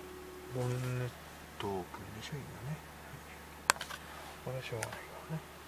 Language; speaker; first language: Japanese; native; Japanese